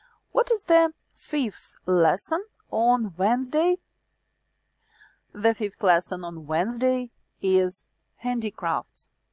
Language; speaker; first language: English; non-native, fluent; Ukrainian